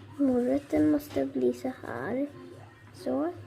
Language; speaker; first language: Swedish; early bilingual, other home language; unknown